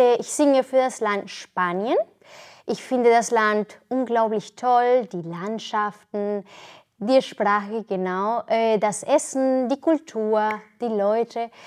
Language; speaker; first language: German; non-native, fluent; Spanish